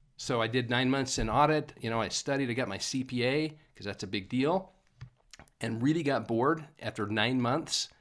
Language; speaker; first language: English; native; English